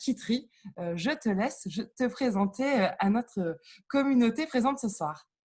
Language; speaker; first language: French; native; French